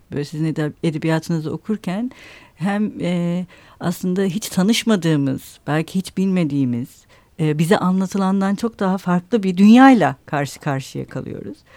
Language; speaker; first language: Turkish; native; Turkish